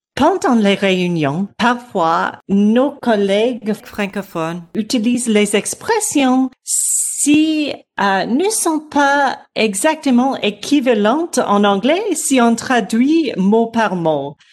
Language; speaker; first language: French; non-native, learner; English